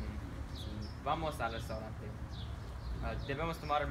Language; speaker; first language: Spanish; non-native, learner; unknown